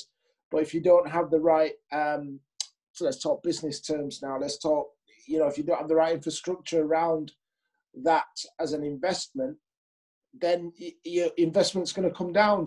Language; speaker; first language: English; native; English